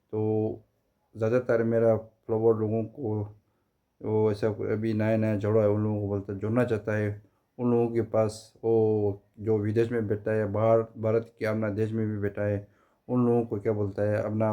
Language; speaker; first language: Hindi; non-native, fluent; Tibetan